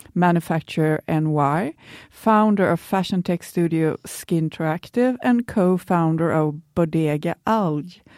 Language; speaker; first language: English; non-native, fluent; Swedish